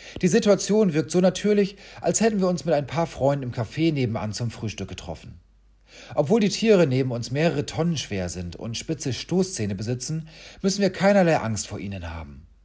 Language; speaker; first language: German; native; German